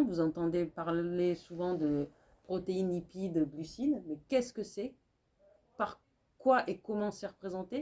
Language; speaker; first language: French; native; French